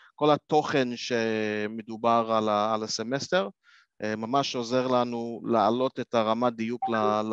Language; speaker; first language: Hebrew; non-native, fluent; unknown